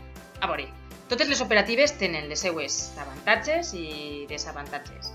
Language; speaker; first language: Catalan; non-native, local second language; Spanish